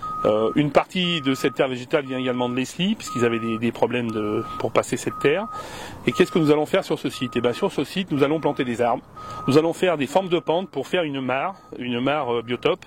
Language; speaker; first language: French; native; French